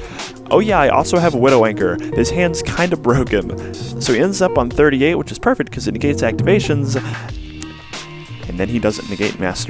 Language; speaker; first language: English; native; English